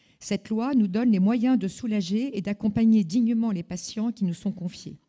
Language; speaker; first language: French; native; French